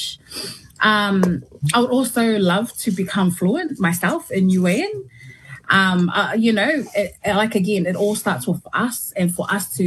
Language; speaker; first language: English; native; English